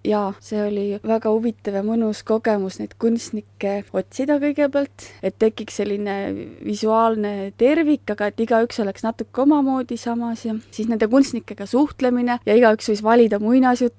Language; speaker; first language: Estonian; native; Estonian